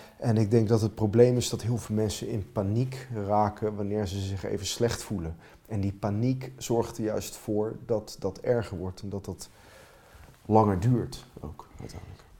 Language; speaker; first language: Dutch; non-native, fluent; Finnish